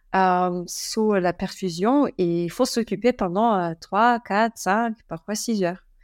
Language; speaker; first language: French; early bilingual, other home language; German